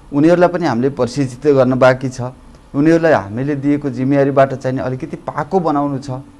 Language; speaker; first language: Nepali; native; Nepali